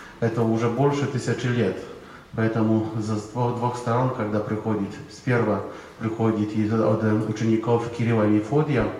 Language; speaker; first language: Russian; non-native, fluent; Polish